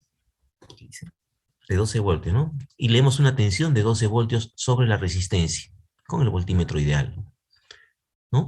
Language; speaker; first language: Spanish; native; Spanish